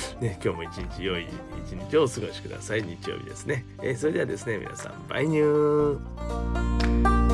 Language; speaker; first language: Japanese; native; Japanese